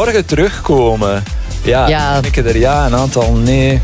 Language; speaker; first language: Dutch; native; Dutch